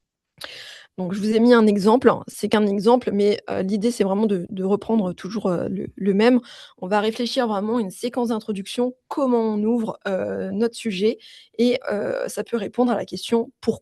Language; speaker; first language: French; native; French